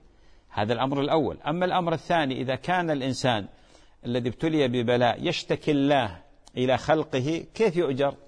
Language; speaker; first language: Arabic; native; Arabic